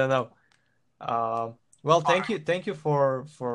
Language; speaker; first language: English; non-native, fluent; Croatian